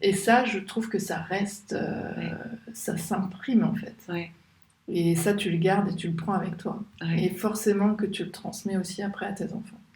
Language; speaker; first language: French; native; French